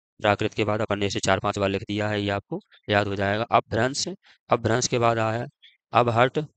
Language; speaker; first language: Hindi; native; Hindi